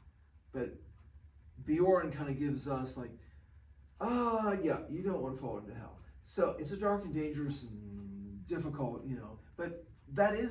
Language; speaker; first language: English; native; English